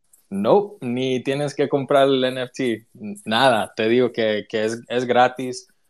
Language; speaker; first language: Spanish; early bilingual, other home language; English